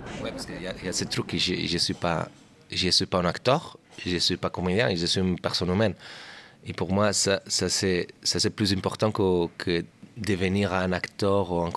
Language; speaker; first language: French; non-native, learner; Catalan